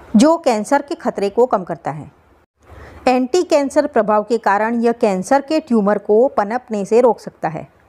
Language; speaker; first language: Hindi; non-native, local second language; Gujarati